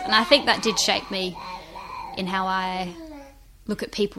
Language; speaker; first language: English; native; English